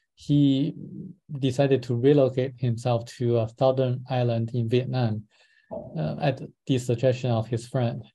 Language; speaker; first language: English; non-native, fluent; Chinese